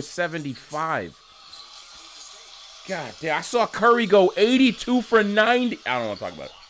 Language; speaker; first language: English; native; English